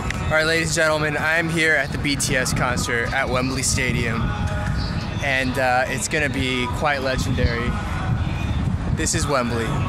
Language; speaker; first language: English; early bilingual, other home language; Korean